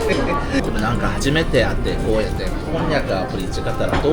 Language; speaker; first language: Japanese; non-native, learner; Korean